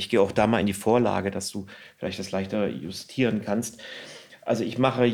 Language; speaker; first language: German; native; German